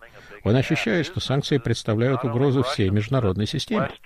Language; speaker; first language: Russian; native; Russian